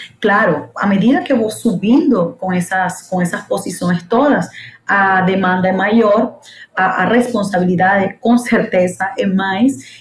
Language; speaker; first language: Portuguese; non-native, fluent; Spanish